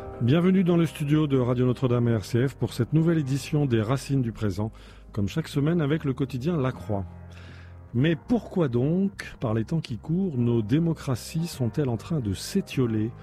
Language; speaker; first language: French; native; French